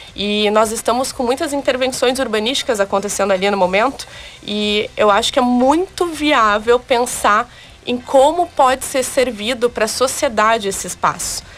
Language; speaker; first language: Portuguese; native; Portuguese